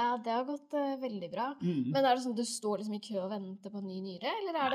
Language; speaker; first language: Norwegian; native; Norwegian